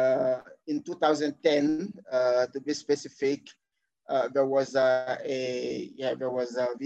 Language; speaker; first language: English; non-native, fluent; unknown